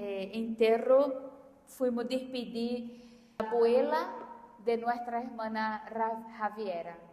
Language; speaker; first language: Spanish; non-native, fluent; Portuguese